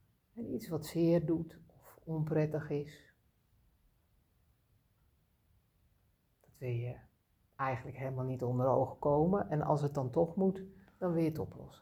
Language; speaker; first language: Dutch; native; Dutch